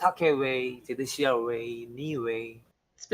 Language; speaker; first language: English; non-native, learner; Korean